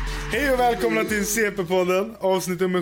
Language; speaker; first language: Swedish; native; Swedish